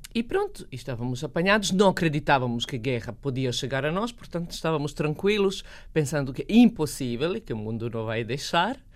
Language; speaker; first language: Portuguese; non-native, fluent; Serbian